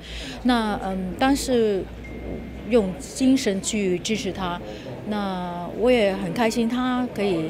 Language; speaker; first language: Chinese; non-native, local second language; Cantonese